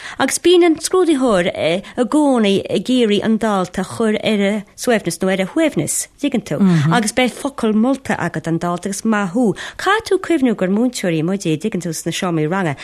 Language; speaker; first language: Irish; native; Irish